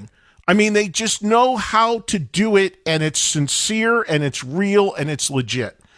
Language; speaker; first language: English; native; English